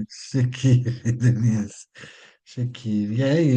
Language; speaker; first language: Portuguese; native; Portuguese